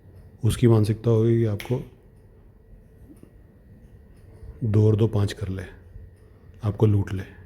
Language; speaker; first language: Hindi; native; Hindi